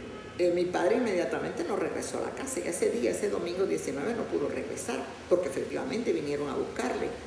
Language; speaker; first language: Spanish; native; Spanish